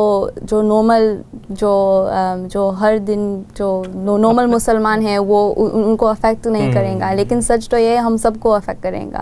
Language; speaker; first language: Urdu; non-native, learner; Gujarati